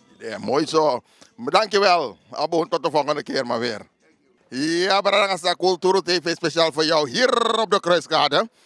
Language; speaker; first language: Dutch; native; Dutch